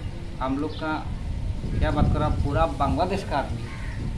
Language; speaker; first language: Hindi; non-native, learner; Bangla